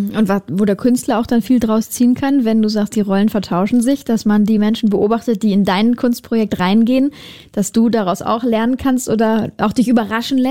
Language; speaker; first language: German; native; German